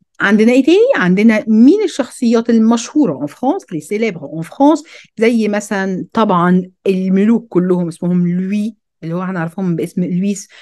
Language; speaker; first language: Arabic; early bilingual, heritage; Arabic